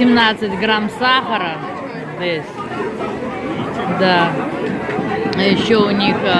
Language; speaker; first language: Russian; native; Russian